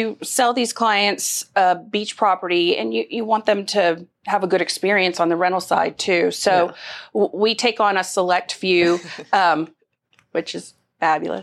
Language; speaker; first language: English; native; English